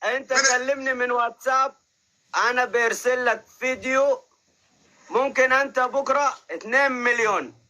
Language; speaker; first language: Arabic; non-native, learner; Oromo